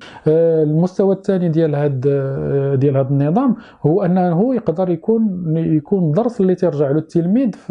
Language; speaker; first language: Arabic; native; Arabic